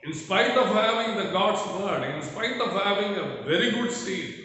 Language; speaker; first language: English; non-native, local second language; Tamil